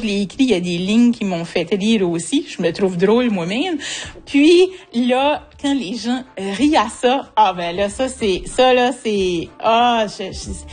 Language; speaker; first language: French; native; French